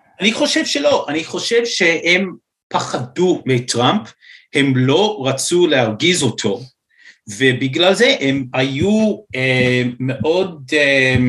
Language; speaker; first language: Hebrew; non-native, fluent; English